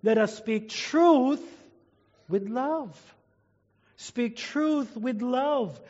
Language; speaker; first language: English; non-native, local second language; Filipino